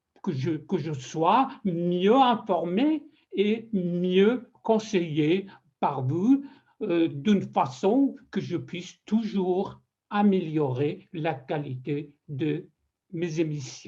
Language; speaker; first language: French; non-native, fluent; Persian